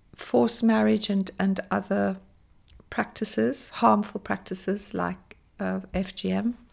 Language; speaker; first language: English; native; English